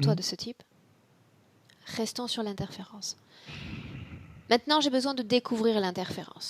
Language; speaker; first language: French; native; French